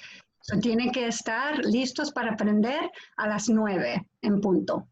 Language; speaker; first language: Spanish; non-native, fluent; English